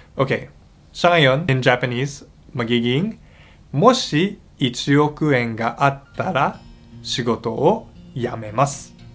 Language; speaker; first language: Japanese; non-native, fluent; Filipino